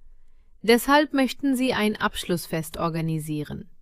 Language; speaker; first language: German; non-native, fluent; Hindi